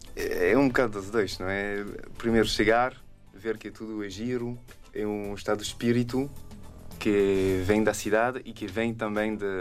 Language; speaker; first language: Portuguese; non-native, fluent; French